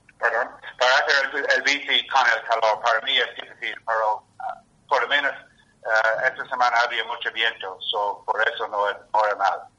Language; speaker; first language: Spanish; non-native, learner; English